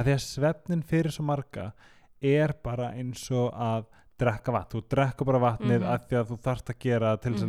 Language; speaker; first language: Icelandic; native; Icelandic